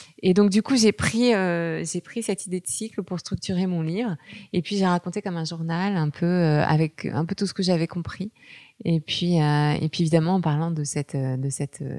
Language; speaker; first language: French; native; French